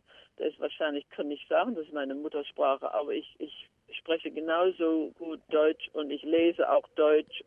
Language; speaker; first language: German; early bilingual, heritage; German